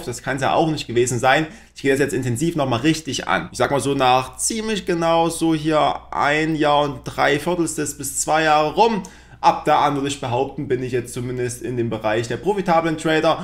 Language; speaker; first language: German; native; German